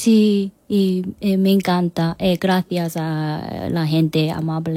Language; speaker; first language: Spanish; non-native, learner; Korean